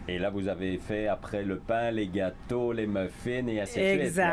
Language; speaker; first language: French; native; French